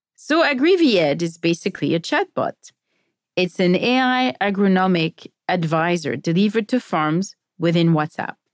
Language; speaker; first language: English; non-native, fluent; French